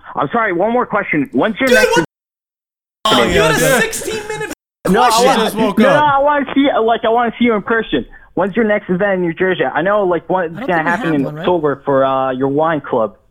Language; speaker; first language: English; early bilingual, other home language; Arabic